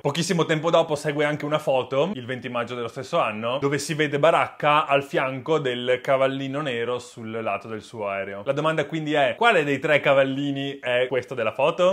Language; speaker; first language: Italian; native; Italian